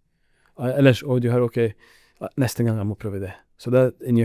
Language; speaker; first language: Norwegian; non-native, learner; Arabic